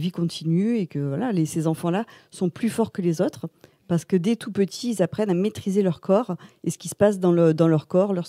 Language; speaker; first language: French; native; French